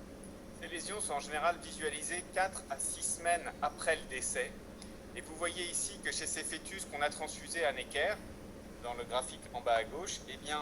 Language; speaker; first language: French; native; French